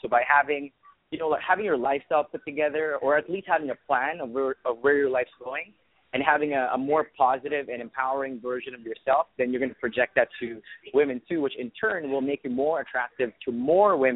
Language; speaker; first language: English; non-native, fluent; Arabic